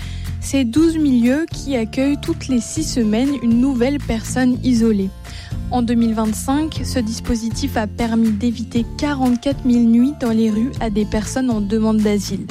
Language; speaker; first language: French; native; French